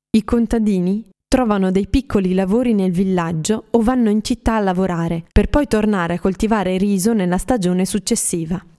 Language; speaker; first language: Italian; native; Italian